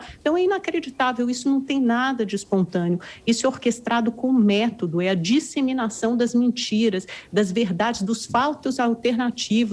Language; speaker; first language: Portuguese; native; Portuguese